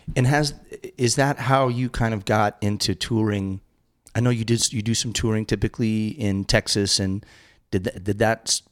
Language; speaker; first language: English; native; English